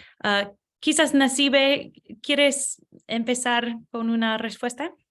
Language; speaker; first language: Spanish; non-native, learner; English